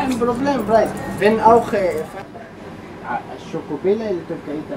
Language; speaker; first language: German; non-native, learner; Arabic